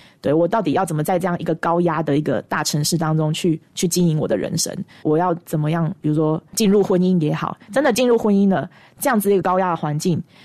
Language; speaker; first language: Chinese; native; Chinese